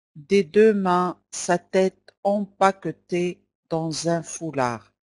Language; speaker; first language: French; non-native, local second language; Arabic